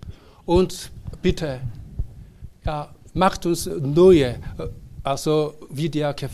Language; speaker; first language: German; non-native, learner; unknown